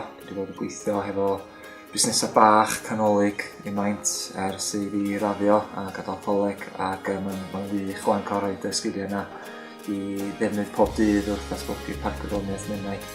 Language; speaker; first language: Welsh; native; Welsh